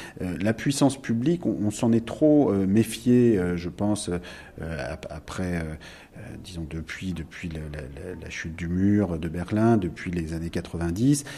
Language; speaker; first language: French; native; French